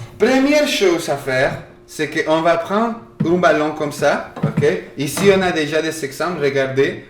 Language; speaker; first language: French; non-native, fluent; Spanish